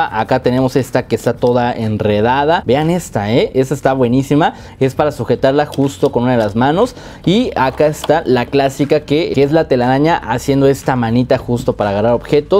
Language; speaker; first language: Spanish; native; Spanish